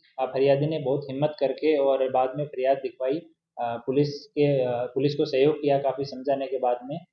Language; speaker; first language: Hindi; non-native, local second language; Gujarati